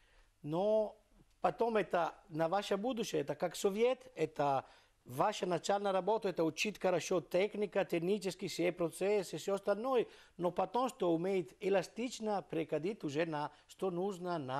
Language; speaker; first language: Russian; non-native, learner; Italian